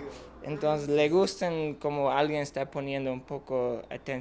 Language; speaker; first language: Spanish; non-native, fluent; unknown